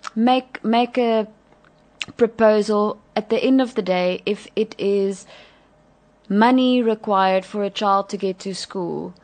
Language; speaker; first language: English; non-native, local second language; Afrikaans